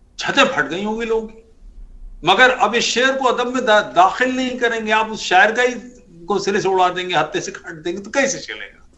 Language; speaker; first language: Urdu; native; Urdu